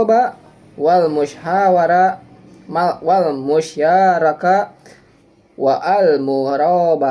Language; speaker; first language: Arabic; non-native, learner; Indonesian